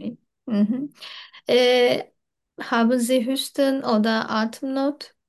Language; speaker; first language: German; non-native, learner; Turkish